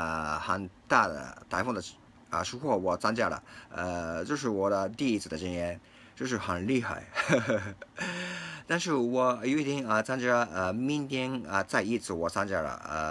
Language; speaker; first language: Chinese; non-native, learner; Japanese